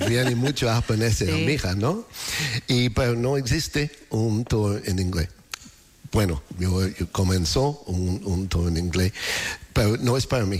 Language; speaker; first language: Spanish; non-native, fluent; English